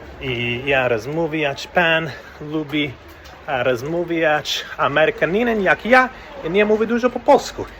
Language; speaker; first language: Polish; non-native, learner; English